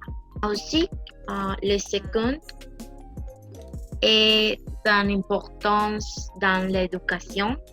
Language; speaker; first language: French; non-native, learner; Spanish